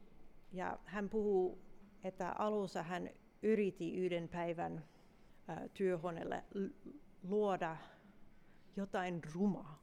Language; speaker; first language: Finnish; non-native, fluent; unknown